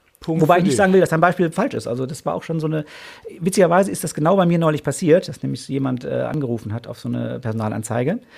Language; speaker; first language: German; native; German